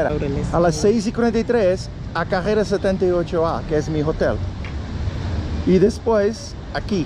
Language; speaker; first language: Spanish; non-native, learner; English